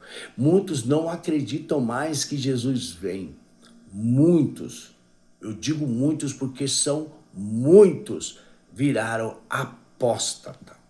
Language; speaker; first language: Portuguese; native; Portuguese